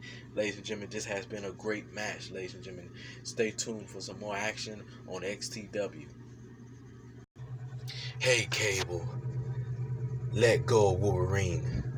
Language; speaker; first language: English; native; English